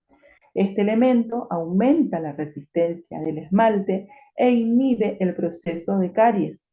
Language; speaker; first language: Spanish; native; Spanish